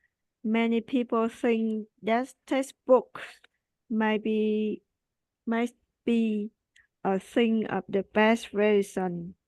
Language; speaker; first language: English; non-native, learner; Vietnamese